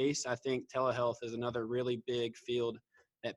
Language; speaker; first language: English; native; English